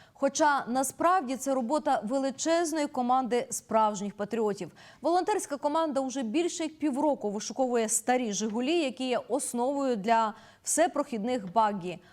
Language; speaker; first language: Ukrainian; native; Ukrainian